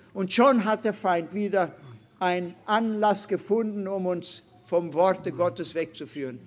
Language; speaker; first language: German; non-native, fluent; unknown